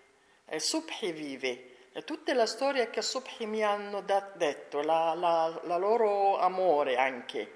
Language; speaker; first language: Italian; non-native, learner; Arabic